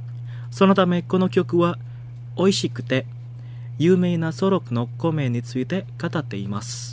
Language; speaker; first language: Japanese; non-native, learner; Indonesian